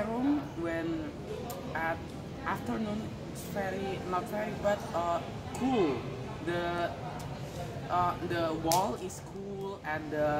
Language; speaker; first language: English; non-native, learner; Indonesian